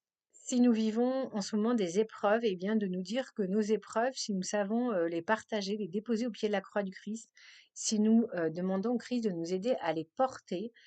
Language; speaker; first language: French; native; French